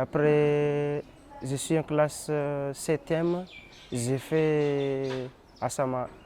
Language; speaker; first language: French; non-native, local second language; Malagasy